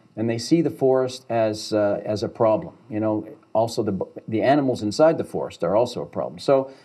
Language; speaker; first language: English; native; English